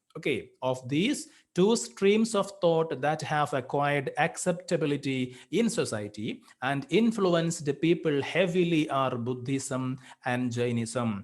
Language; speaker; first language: English; non-native, local second language; Malayalam